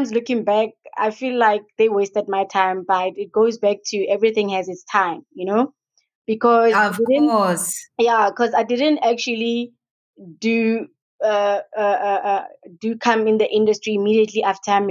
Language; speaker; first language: English; non-native, local second language; Tswana